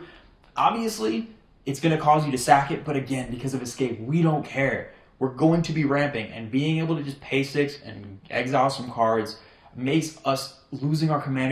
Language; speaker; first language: English; native; English